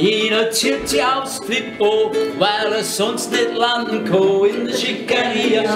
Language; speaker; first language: German; native; German